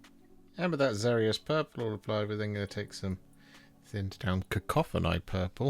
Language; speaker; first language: English; native; English